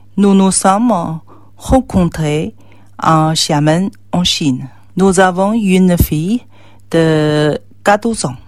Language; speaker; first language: French; non-native, learner; Chinese